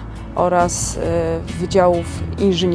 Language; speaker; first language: Polish; native; Polish